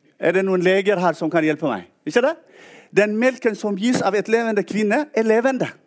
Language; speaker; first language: Norwegian; non-native, fluent; Tigrinya